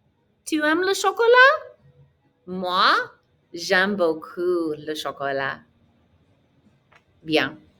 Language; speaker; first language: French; non-native, fluent; English